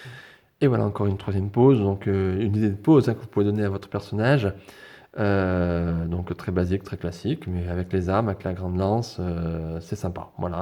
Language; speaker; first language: French; native; French